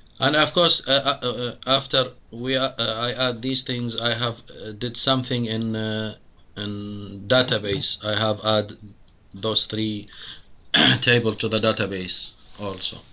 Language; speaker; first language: English; non-native, fluent; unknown